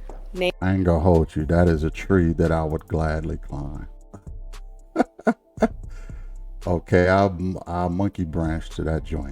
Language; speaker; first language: English; native; English